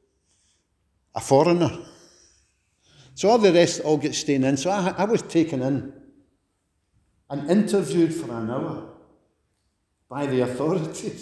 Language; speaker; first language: English; native; English